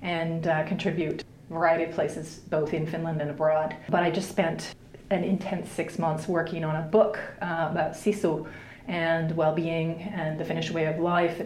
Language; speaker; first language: English; native; English